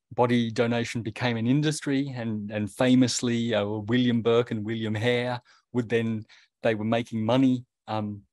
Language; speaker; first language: English; native; English